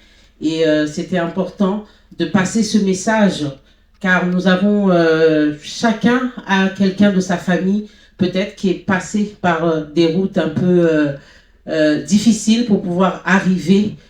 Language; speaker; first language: French; non-native, local second language; Haitian Creole